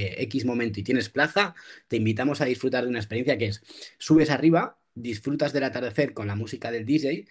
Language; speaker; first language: Spanish; native; Spanish